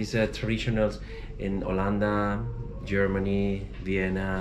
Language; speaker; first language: English; non-native, learner; Spanish